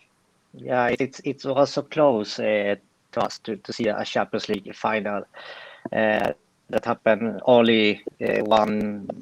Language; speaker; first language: English; non-native, fluent; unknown